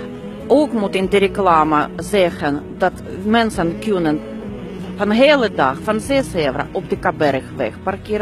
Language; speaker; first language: Dutch; non-native, learner; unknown